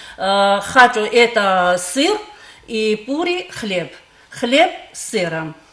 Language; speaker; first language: Russian; non-native, local second language; Georgian